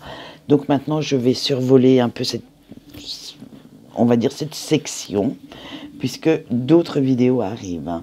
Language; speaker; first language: French; native; French